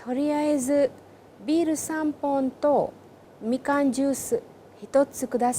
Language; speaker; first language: Japanese; non-native, fluent; Hindi